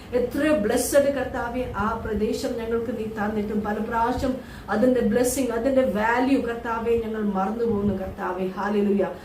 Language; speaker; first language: Malayalam; early bilingual, heritage; Malayalam